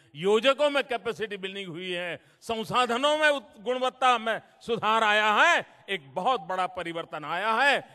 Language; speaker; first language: Hindi; non-native, local second language; Gujarati